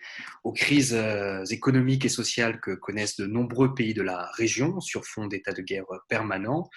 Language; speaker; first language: French; native; French